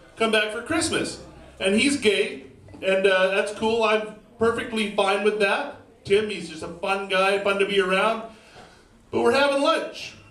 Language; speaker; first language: English; native; English